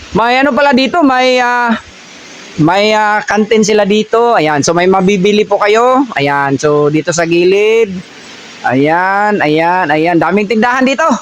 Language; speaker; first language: Filipino; non-native, local second language; Cebuano